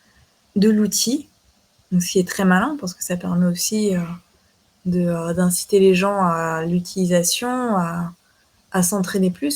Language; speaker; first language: French; native; French